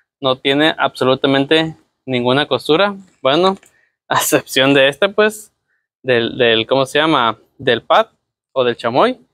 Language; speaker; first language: Spanish; native; Spanish